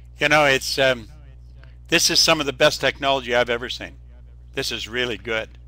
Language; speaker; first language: English; native; English